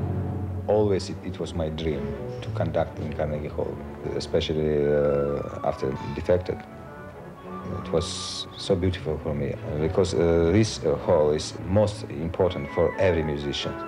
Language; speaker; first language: English; non-native, learner; Russian